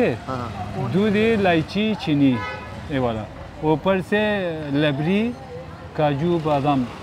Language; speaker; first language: Hindi; non-native, learner; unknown